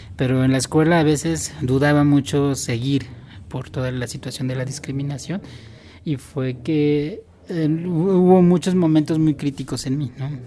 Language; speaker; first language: Spanish; non-native, local second language; Tzotzil